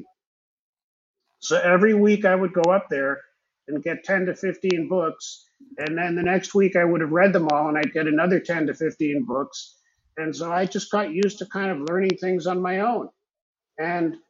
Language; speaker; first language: English; early bilingual, other home language; Hebrew